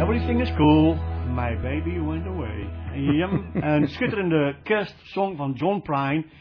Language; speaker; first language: English; non-native, fluent; Dutch